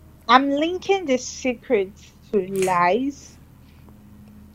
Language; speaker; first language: English; non-native, local second language; Igbo